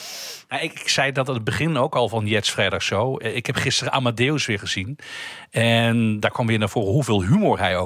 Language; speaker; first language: Dutch; native; Dutch